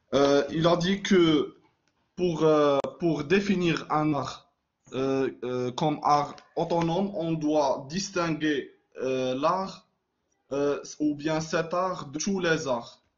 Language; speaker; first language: French; non-native, local second language; Arabic